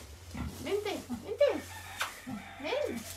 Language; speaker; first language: Spanish; native; Spanish